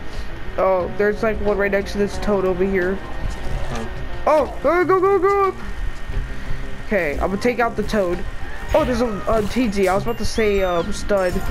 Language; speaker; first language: English; native; English